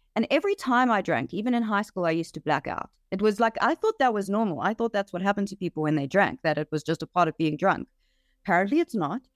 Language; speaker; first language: English; native; English